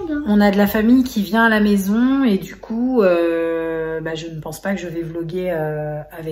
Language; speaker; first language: French; native; French